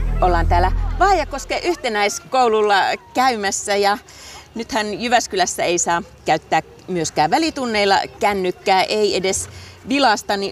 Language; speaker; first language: Finnish; native; Finnish